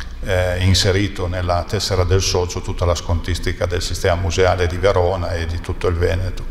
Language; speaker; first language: Italian; native; Italian